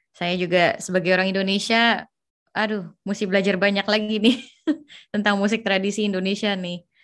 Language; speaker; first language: Indonesian; native; Indonesian